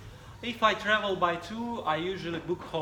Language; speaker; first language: English; non-native, fluent; Russian